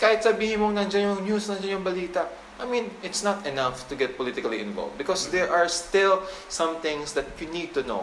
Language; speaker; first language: English; non-native, local second language; Filipino